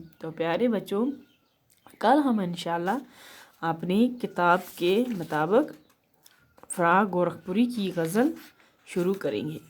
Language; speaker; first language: Urdu; non-native, local second language; Kashmiri